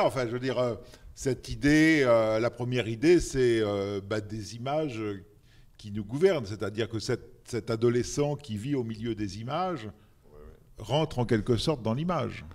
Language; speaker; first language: French; native; French